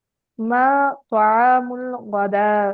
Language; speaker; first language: Arabic; non-native, learner; Tamil